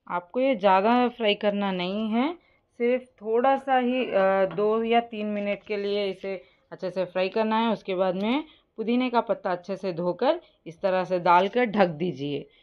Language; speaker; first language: Hindi; native; Hindi